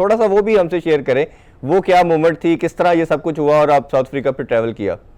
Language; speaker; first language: Urdu; non-native, local second language; Punjabi